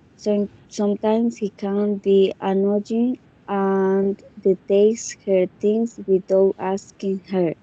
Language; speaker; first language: English; non-native, learner; Spanish